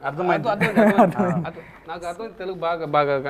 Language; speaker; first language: Telugu; non-native, local second language; Tamil